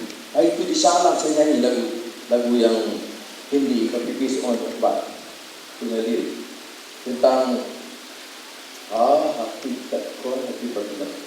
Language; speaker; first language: Malay; native; Malay